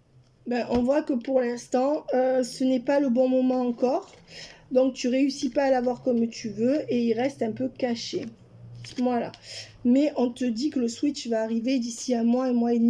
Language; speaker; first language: French; native; French